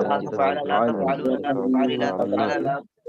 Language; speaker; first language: Arabic; non-native, learner; Bangla